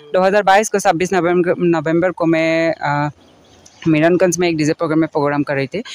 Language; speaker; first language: Hindi; non-native, local second language; Assamese